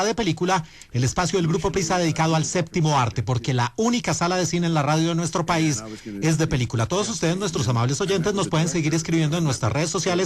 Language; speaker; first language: Spanish; native; Spanish